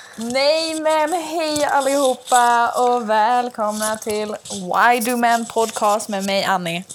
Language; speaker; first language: Swedish; early bilingual, other home language; Albanian